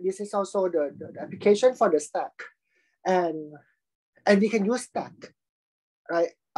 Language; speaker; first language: English; non-native, fluent; Thai